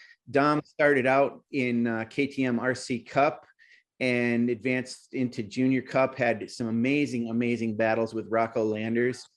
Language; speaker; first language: English; native; English